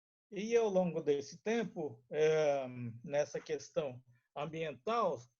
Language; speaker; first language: Portuguese; non-native, local second language; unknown